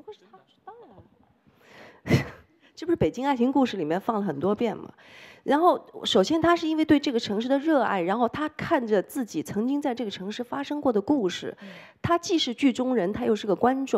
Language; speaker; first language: Chinese; native; Chinese